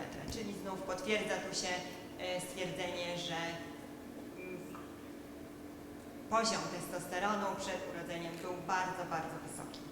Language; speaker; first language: Polish; native; Polish